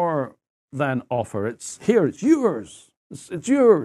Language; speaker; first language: English; native; English